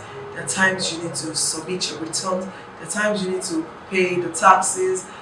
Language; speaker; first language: English; non-native, local second language; Yoruba